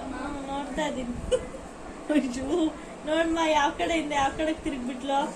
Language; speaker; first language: Kannada; native; Kannada